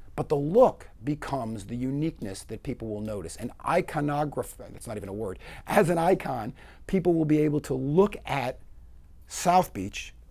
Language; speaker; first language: English; native; English